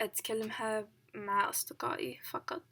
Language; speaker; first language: Arabic; non-native, learner; English